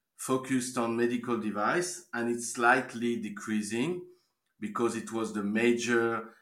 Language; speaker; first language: English; non-native, fluent; French